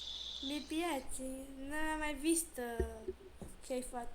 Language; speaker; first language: Italian; non-native, learner; Romanian